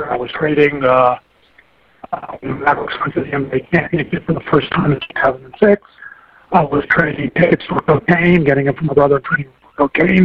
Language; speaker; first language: English; native; English